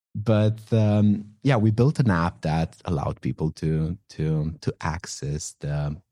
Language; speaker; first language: English; non-native, fluent; Romanian